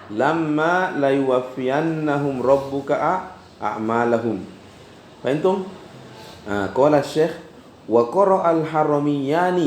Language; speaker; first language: Arabic; non-native, fluent; Indonesian